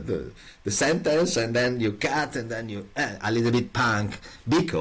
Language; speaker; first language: English; non-native, learner; Italian